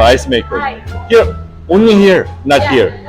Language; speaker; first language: English; non-native, learner; Korean